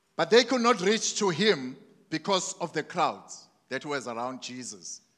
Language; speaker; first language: English; non-native, local second language; Zulu